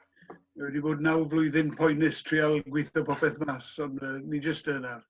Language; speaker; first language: Welsh; non-native, local second language; English